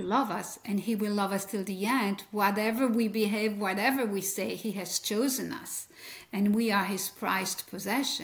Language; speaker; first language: English; non-native, fluent; French